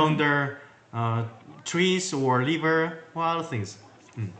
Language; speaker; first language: English; non-native, learner; Korean